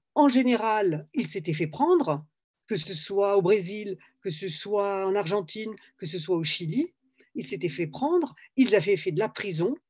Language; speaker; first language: French; native; French